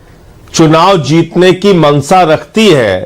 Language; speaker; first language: Hindi; native; Hindi